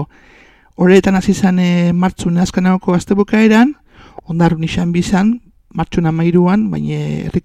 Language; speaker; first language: Basque; native; Basque